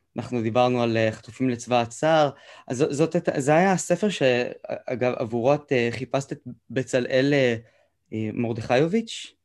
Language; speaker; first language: Hebrew; native; Hebrew